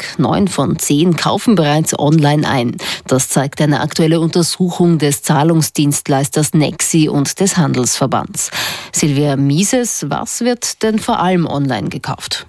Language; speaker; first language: German; native; German